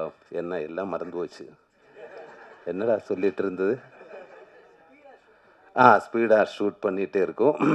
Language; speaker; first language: Tamil; non-native, learner; Malayalam